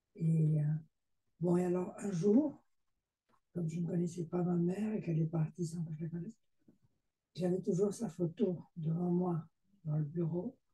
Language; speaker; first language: French; non-native, fluent; Spanish